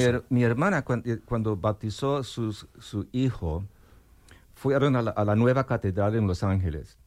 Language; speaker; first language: Spanish; non-native, learner; English